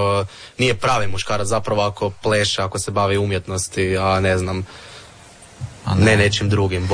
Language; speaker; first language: Serbian; native; Serbian